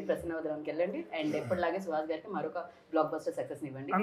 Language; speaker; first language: Telugu; native; Telugu